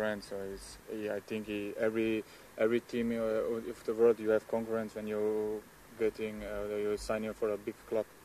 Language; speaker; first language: English; non-native, learner; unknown